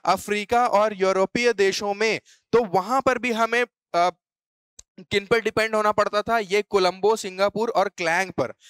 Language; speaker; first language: Hindi; native; Hindi